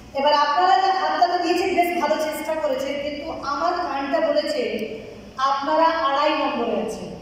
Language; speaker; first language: Bangla; non-native, local second language; Hindi